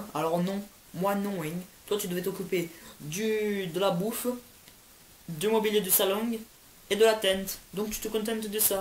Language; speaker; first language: French; native; French